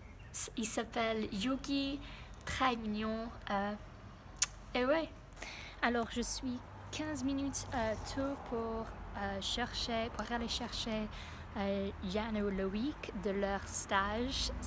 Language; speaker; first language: French; non-native, learner; English